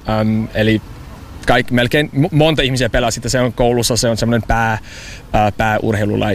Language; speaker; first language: Finnish; non-native, fluent; English